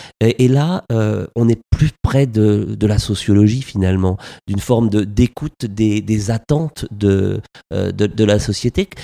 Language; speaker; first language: French; native; French